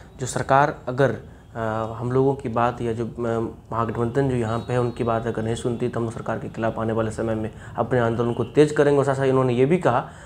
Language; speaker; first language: Hindi; native; Hindi